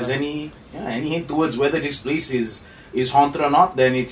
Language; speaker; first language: English; non-native, local second language; Malay